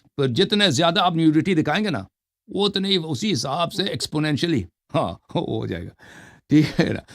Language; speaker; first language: Urdu; non-native, local second language; Saraiki